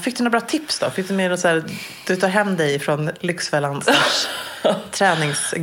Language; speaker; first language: Swedish; native; Swedish